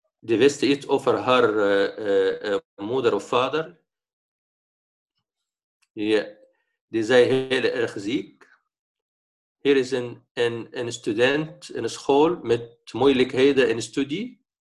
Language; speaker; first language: Dutch; non-native, fluent; Arabic